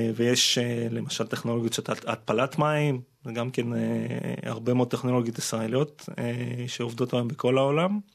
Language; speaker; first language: Hebrew; non-native, fluent; Russian